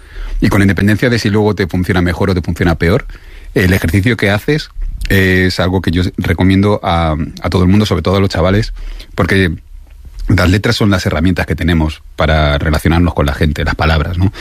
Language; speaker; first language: Spanish; native; Spanish